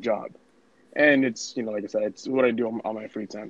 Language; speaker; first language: English; early bilingual, other home language; Spanish